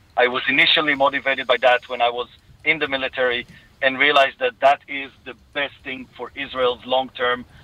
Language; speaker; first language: English; non-native, fluent; Hebrew